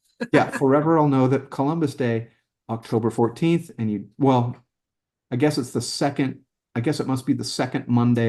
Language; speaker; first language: English; native; English